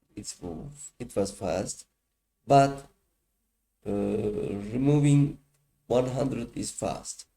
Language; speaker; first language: English; non-native, fluent; Turkish